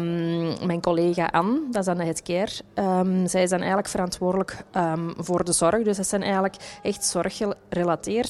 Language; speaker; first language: Dutch; native; Dutch